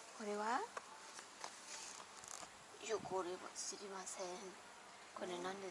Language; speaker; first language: Japanese; non-native, learner; Vietnamese